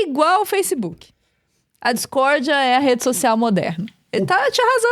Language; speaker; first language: Portuguese; native; Portuguese